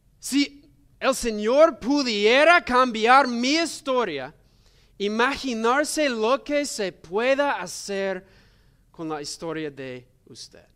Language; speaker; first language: Spanish; non-native, learner; English